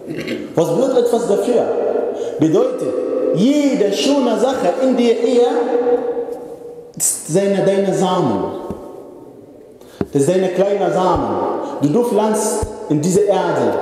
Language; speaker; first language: German; non-native, fluent; Arabic